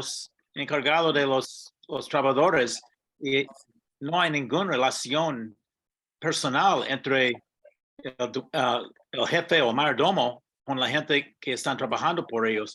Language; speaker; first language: Spanish; non-native, fluent; English